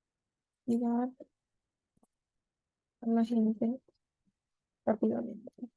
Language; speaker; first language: Spanish; non-native, learner; Korean